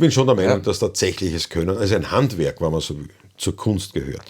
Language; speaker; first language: German; native; German